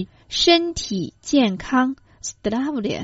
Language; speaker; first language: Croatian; non-native, fluent; Chinese